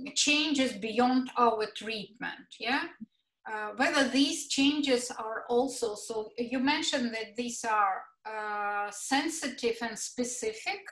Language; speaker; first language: English; non-native, fluent; Latvian